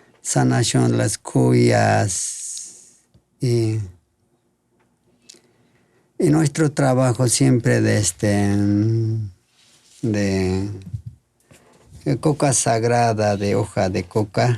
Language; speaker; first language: Spanish; non-native, local second language; Quechua